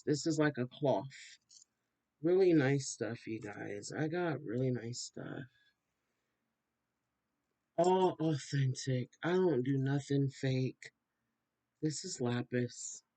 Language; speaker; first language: English; native; English